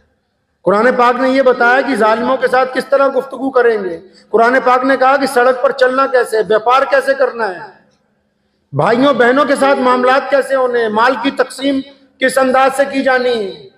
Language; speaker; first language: Urdu; native; Urdu